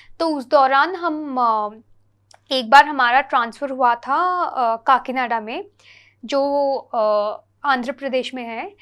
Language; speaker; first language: Hindi; non-native, local second language; Telugu